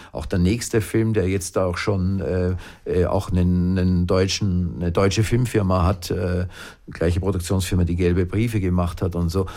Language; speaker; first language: German; native; German